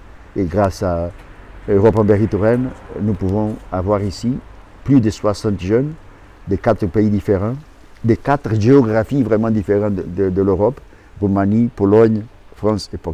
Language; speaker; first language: French; non-native, fluent; Portuguese